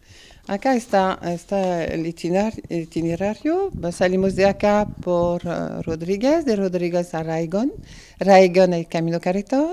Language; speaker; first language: Spanish; non-native, fluent; French